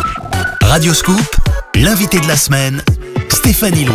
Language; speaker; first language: French; native; French